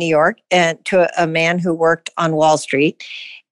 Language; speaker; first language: English; native; English